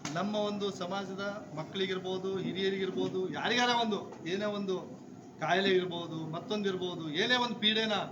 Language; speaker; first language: Kannada; non-native, local second language; Lambadi